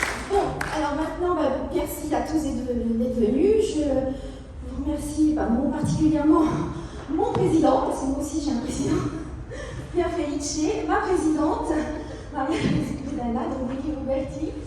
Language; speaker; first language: French; native; French